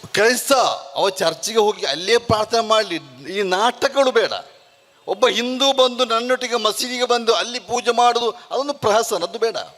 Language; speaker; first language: Kannada; non-native, local second language; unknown